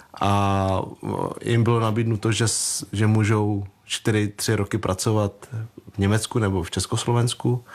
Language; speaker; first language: Czech; early bilingual, other home language; Vietnamese